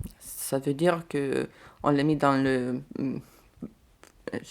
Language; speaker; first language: French; non-native, learner; Lithuanian